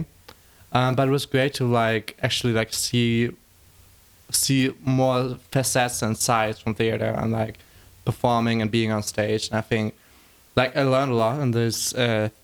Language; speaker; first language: English; non-native, fluent; German